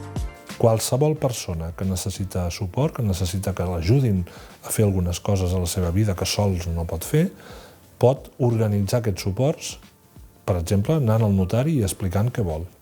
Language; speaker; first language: Catalan; native; Catalan